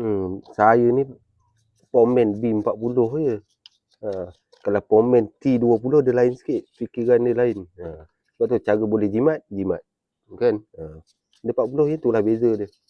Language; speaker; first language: Malay; native; Malay